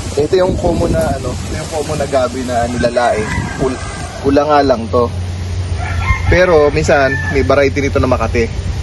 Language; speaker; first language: Filipino; native; Filipino